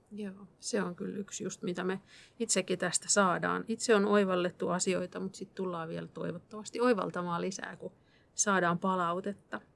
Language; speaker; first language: Finnish; native; Finnish